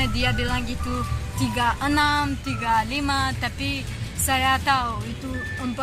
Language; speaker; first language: Indonesian; non-native, learner; Tajik